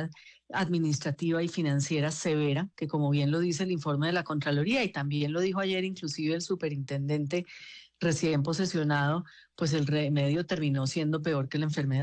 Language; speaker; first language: Spanish; native; Spanish